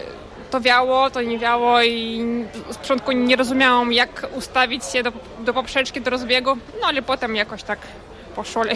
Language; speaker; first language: Polish; non-native, fluent; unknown